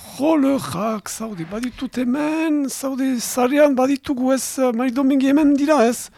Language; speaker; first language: Basque; native; Basque